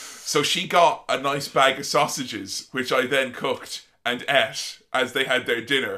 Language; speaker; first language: English; native; English